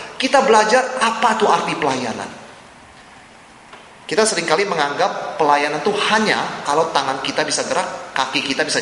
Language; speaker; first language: Indonesian; native; Indonesian